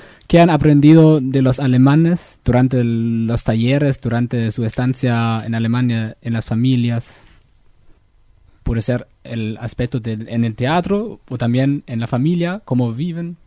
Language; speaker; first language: Spanish; non-native, fluent; German